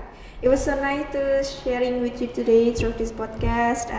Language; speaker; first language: English; non-native, learner; Indonesian